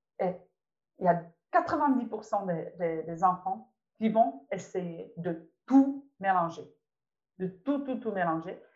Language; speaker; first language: French; non-native, fluent; Czech